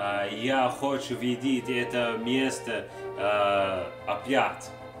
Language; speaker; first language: Russian; non-native, learner; English